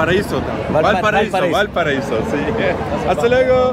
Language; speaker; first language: Spanish; non-native, learner; Turkish